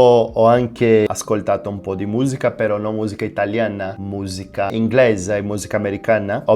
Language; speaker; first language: Italian; non-native, fluent; Portuguese